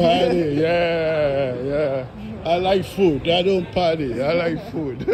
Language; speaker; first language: English; non-native, learner; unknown